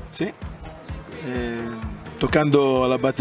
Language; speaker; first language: Spanish; non-native, learner; Italian